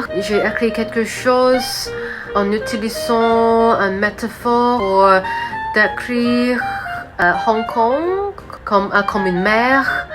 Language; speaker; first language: French; non-native, learner; Cantonese